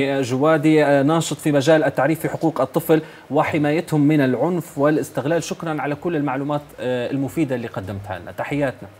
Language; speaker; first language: Arabic; native; Arabic